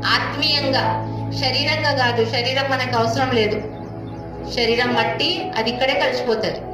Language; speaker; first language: Telugu; non-native, local second language; Hindi